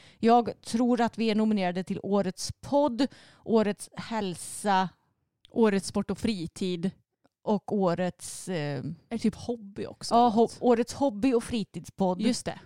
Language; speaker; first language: Swedish; native; Swedish